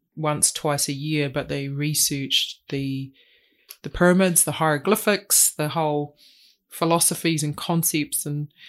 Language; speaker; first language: English; native; English